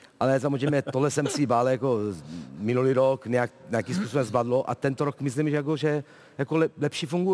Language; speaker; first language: Czech; non-native, fluent; Italian